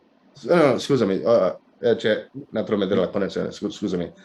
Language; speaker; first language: Italian; non-native, fluent; Indonesian